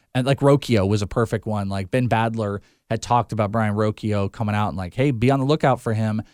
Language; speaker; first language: English; native; English